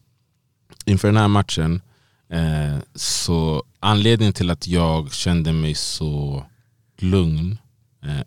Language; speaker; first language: Swedish; native; Swedish